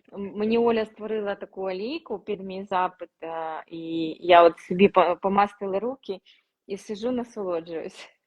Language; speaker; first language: Ukrainian; non-native, local second language; Russian